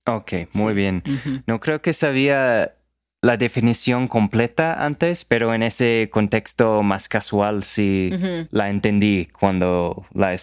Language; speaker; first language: Spanish; non-native, fluent; English